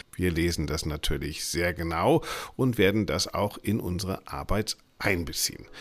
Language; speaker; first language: German; native; German